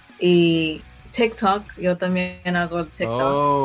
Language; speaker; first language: Spanish; early bilingual, heritage; Spanish